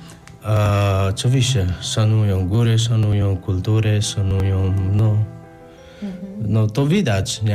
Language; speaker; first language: Polish; non-native, learner; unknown